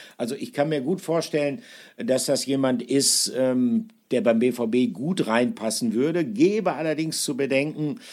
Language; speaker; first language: German; native; German